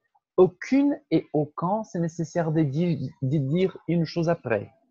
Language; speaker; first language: French; non-native, fluent; Portuguese